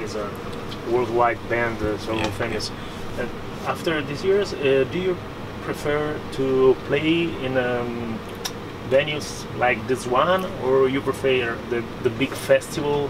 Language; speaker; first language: English; non-native, fluent; Italian